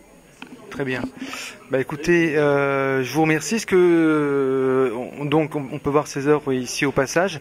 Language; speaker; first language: French; native; French